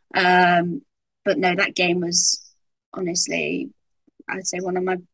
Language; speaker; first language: English; native; English